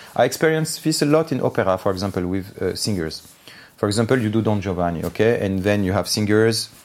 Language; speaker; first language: English; non-native, fluent; Armenian